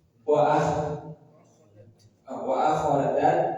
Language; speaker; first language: Arabic; non-native, fluent; Indonesian